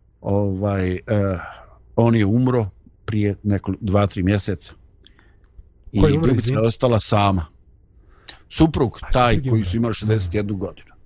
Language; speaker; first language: Bosnian; native; Bosnian